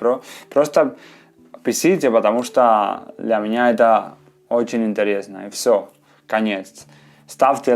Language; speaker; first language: Russian; non-native, fluent; Spanish